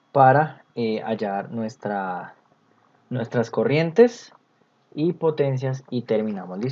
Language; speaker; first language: Spanish; native; Spanish